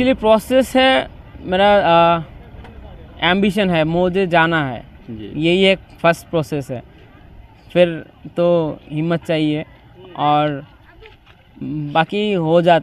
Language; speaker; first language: Hindi; non-native, learner; Bangla